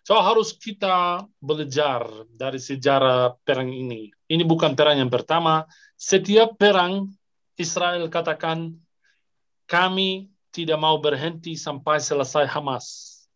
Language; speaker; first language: Indonesian; non-native, fluent; Arabic